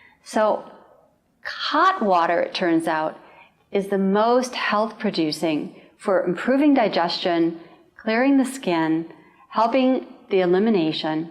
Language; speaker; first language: English; native; English